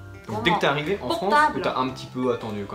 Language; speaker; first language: French; native; French